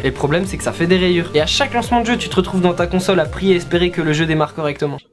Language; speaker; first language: French; native; French